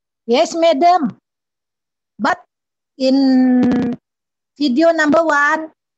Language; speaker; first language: English; non-native, learner; Indonesian